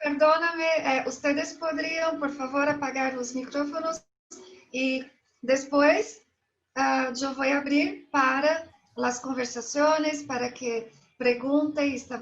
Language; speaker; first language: Spanish; non-native, fluent; Portuguese